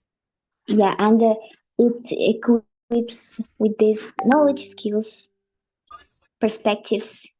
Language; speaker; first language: English; non-native, learner; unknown